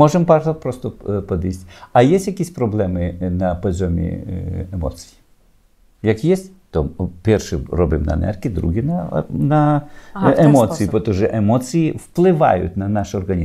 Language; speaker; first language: Polish; non-native, learner; Ukrainian